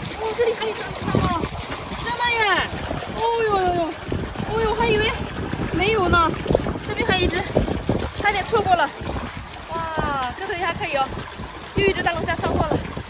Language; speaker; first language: Chinese; native; Chinese